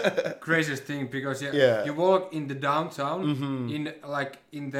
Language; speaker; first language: English; non-native, fluent; Finnish